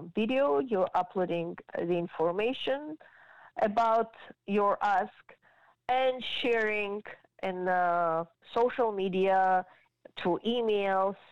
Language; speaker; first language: English; non-native, fluent; Georgian